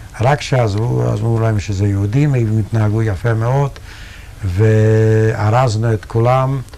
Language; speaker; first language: Hebrew; non-native, fluent; Yiddish